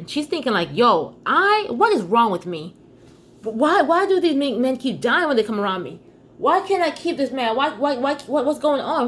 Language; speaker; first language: English; native; English